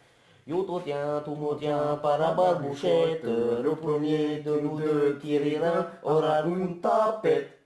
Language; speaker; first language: French; native; French